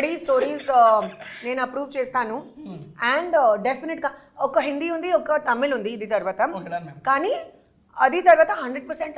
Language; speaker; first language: Telugu; non-native, fluent; Hindi